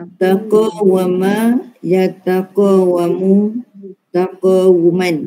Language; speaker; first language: Arabic; non-native, learner; Malay